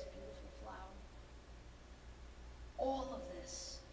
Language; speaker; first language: English; native; English